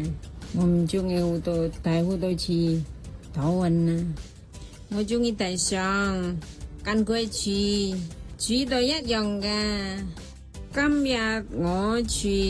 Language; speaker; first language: Cantonese; non-native, learner; Indonesian